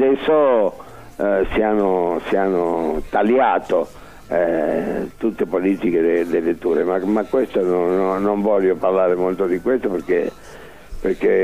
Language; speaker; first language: Italian; early bilingual, heritage; Spanish